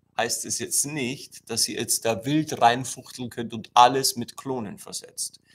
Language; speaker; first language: German; non-native, fluent; Italian